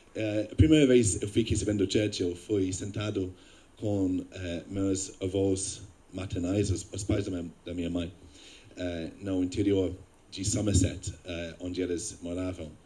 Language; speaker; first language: Portuguese; non-native, fluent; English